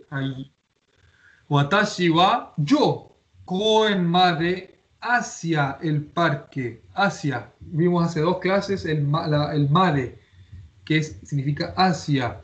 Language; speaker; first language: Spanish; native; Spanish